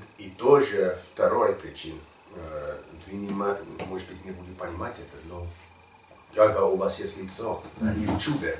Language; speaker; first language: Russian; non-native, learner; English